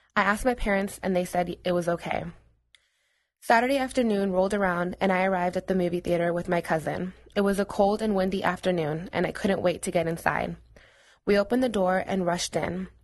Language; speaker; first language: English; native; English